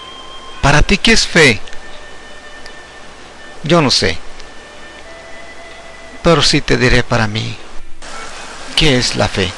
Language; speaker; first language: Spanish; native; Spanish